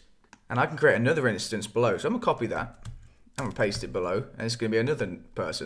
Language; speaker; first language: English; native; English